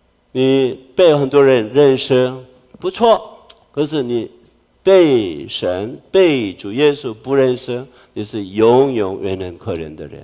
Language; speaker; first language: Chinese; non-native, fluent; Korean